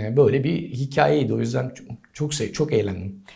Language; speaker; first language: Turkish; native; Turkish